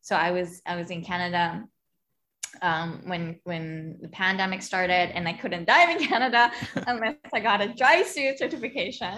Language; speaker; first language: English; non-native, local second language; Filipino